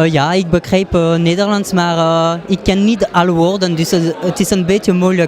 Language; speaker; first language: Dutch; non-native, local second language; French